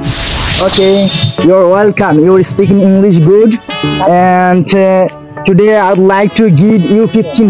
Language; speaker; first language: English; non-native, learner; Bangla